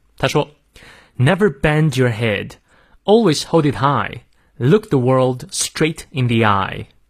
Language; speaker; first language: English; non-native, fluent; Chinese